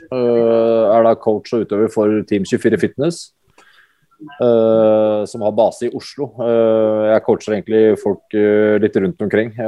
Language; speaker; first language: Norwegian; native; Norwegian